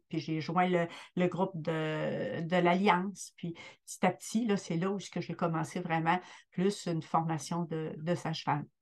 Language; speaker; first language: French; native; French